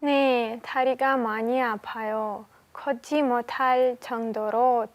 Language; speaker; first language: Korean; non-native, learner; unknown